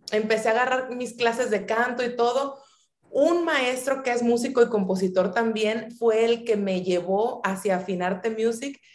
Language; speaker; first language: Spanish; native; Spanish